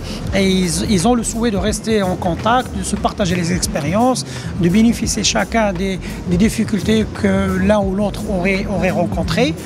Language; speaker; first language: French; non-native, local second language; Arabic